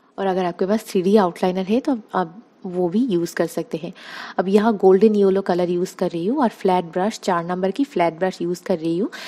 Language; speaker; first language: Hindi; non-native, local second language; Bangla